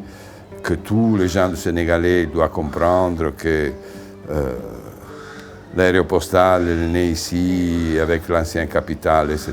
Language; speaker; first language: French; non-native, fluent; Italian